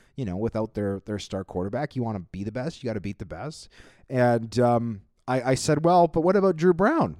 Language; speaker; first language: English; native; English